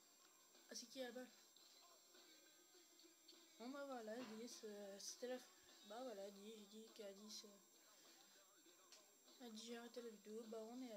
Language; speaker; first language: French; native; French